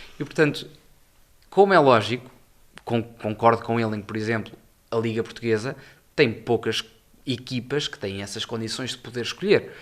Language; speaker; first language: Portuguese; native; Portuguese